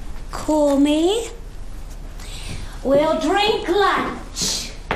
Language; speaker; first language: English; native; English